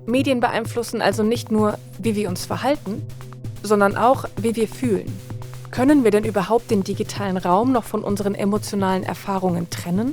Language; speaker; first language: German; native; German